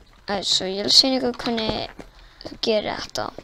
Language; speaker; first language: Icelandic; non-native, learner; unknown